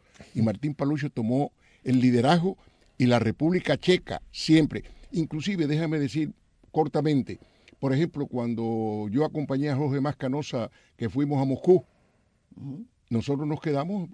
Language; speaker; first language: Spanish; native; Spanish